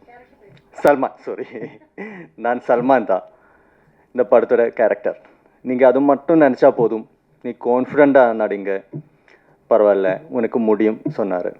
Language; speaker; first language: Tamil; non-native, learner; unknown